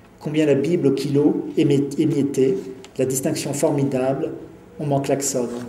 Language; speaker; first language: French; native; French